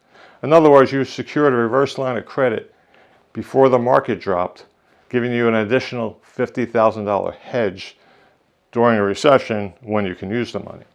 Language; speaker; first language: English; native; English